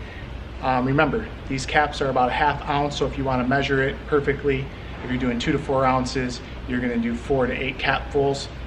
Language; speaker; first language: English; native; English